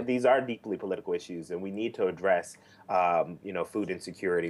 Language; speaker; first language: English; native; English